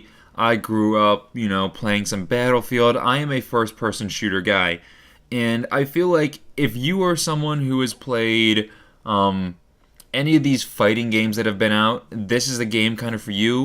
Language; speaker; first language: English; native; English